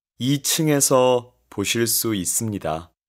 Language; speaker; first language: Korean; non-native, fluent; Arabic